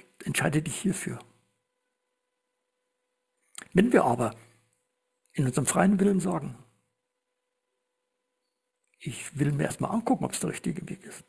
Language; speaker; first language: German; native; German